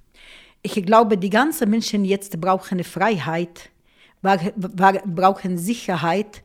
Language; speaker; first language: German; non-native, local second language; Arabic